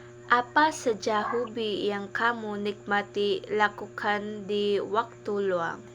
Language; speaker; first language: Indonesian; non-native, learner; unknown